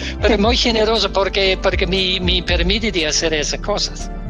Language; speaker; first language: Spanish; non-native, learner; Danish